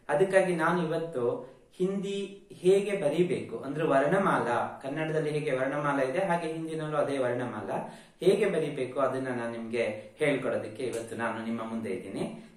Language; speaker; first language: Kannada; native; Kannada